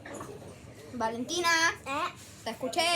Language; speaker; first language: Spanish; native; Spanish